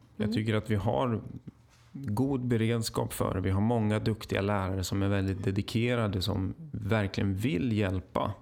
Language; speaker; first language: Swedish; native; Swedish